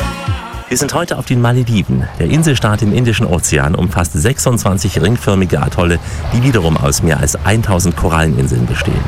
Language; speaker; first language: German; native; German